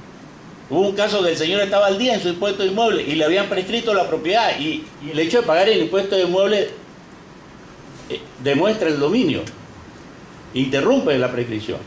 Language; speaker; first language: Spanish; native; Spanish